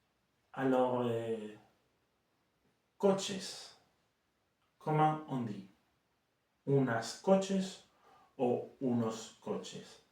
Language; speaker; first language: French; non-native, fluent; Spanish